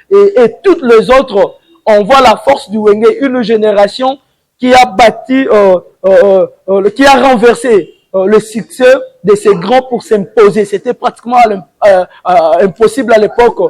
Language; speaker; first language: French; non-native, local second language; Lingala